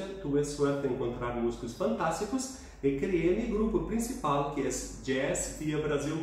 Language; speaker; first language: Spanish; non-native, fluent; Portuguese